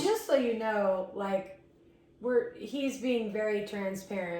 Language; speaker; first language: English; native; English